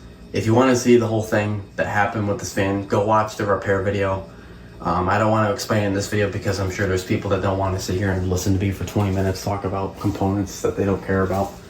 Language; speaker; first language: English; native; English